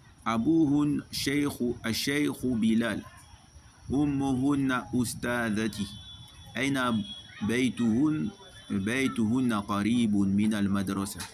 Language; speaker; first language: Arabic; non-native, fluent; French